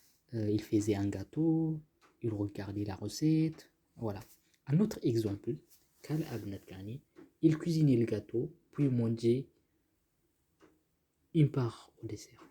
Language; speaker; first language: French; non-native, fluent; Tigrinya